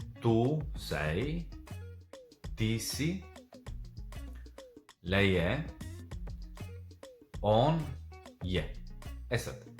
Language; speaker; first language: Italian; non-native, fluent; Serbian